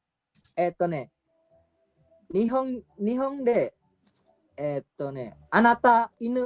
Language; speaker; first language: Japanese; non-native, local second language; Indonesian